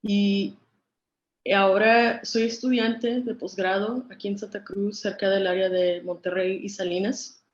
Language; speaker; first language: Spanish; early bilingual, other home language; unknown